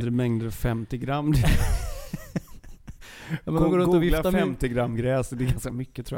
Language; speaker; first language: Swedish; native; Swedish